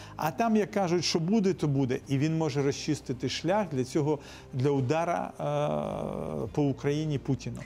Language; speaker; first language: Ukrainian; non-native, local second language; Russian